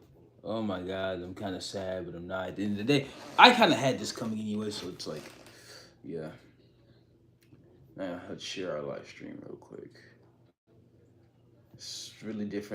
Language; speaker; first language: English; native; English